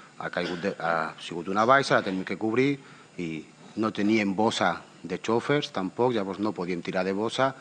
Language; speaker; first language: Catalan; non-native, local second language; Spanish